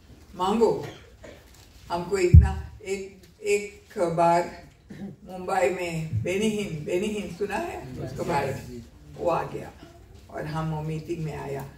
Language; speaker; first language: Hindi; non-native, local second language; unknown